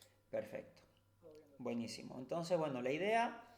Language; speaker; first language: Spanish; native; Spanish